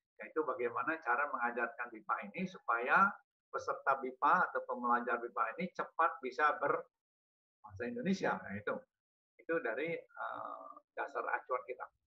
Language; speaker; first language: Indonesian; native; Indonesian